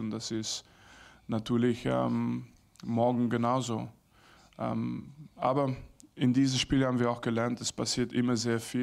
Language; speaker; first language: German; non-native, fluent; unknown